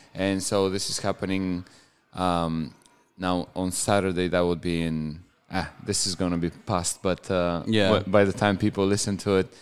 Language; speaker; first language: English; non-native, fluent; Bulgarian